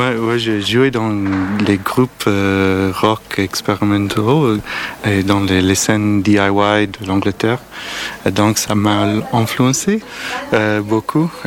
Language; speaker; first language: French; non-native, learner; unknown